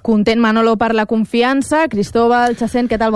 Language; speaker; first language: Catalan; native; Catalan